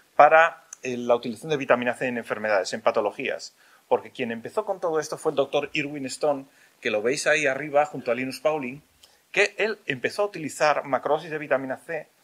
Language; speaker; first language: Spanish; native; Spanish